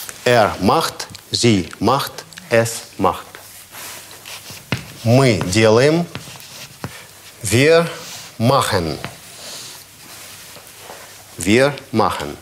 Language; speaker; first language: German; non-native, fluent; Russian